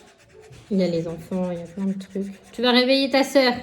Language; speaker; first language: French; native; French